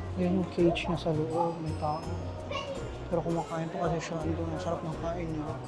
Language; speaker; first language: Filipino; native; Filipino